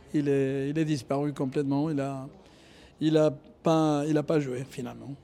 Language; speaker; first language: French; non-native, fluent; Spanish